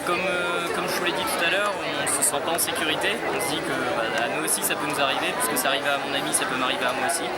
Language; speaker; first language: French; native; French